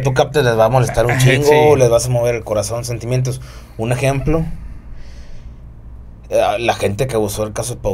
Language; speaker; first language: Spanish; native; Spanish